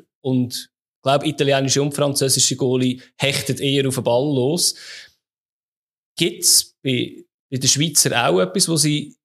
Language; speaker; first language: German; native; German